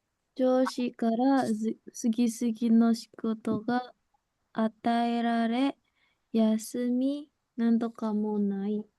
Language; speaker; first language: Japanese; non-native, learner; Indonesian